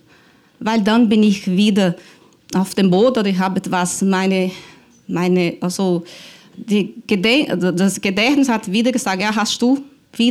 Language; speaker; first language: German; non-native, learner; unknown